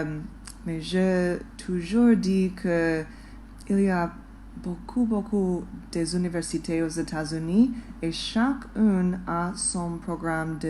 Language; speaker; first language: French; non-native, fluent; English